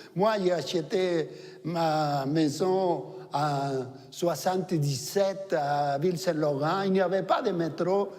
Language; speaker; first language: French; non-native, fluent; Spanish